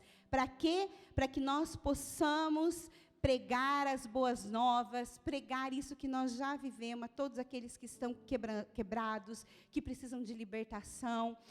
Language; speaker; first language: Portuguese; native; Portuguese